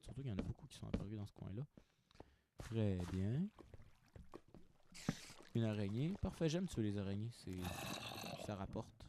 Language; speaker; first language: French; native; French